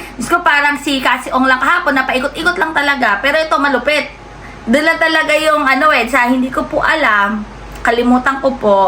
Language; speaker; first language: Filipino; native; Filipino